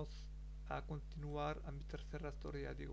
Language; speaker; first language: Spanish; non-native, learner; German